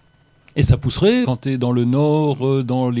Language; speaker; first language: French; native; French